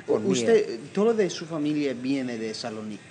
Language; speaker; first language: Spanish; non-native, learner; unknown